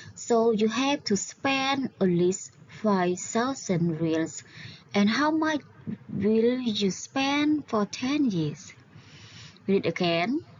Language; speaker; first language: English; non-native, learner; Khmer